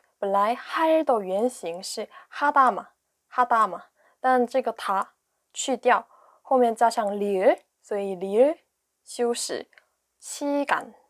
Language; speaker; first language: Chinese; non-native, fluent; Korean